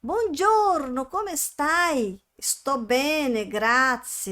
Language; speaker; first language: Italian; non-native, fluent; Portuguese